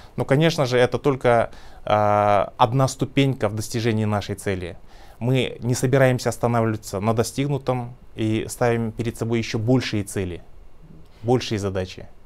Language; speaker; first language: Russian; non-native, local second language; Kazakh